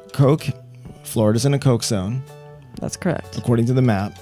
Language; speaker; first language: English; native; English